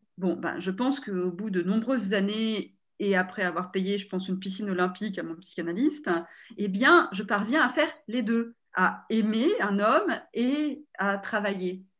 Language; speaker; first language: French; native; French